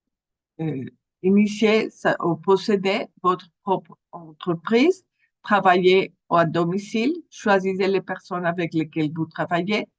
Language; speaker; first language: French; non-native, fluent; Spanish